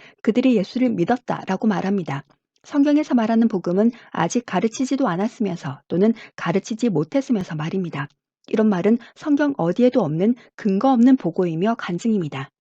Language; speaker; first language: Korean; native; Korean